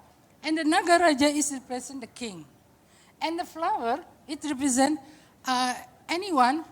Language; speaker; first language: English; non-native, fluent; Indonesian